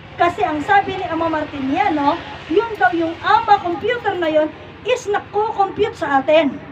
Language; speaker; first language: Filipino; non-native, local second language; Iloko